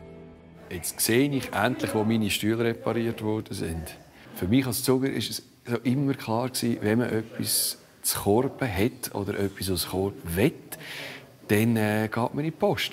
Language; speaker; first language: German; native; German